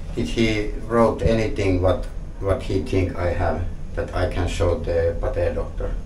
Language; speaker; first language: English; non-native, learner; Finnish